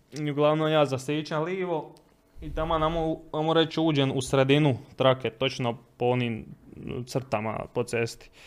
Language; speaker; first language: Croatian; native; Croatian